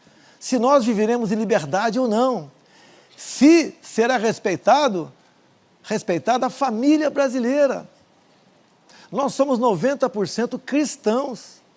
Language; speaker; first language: Portuguese; native; Portuguese